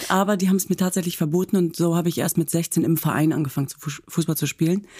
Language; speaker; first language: German; native; German